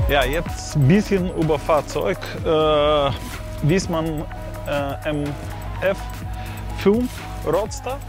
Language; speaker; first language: German; non-native, fluent; Russian